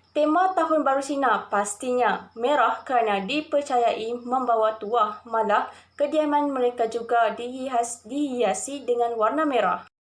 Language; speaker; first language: Malay; native; Malay